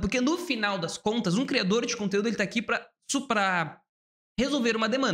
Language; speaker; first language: Portuguese; native; Portuguese